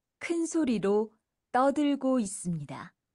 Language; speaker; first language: Korean; non-native, learner; Nepali